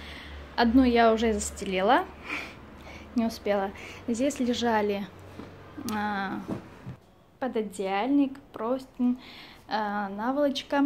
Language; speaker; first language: Russian; non-native, fluent; Armenian